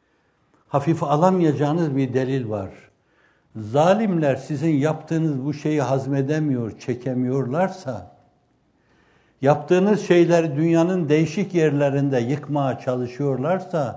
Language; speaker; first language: Turkish; native; Turkish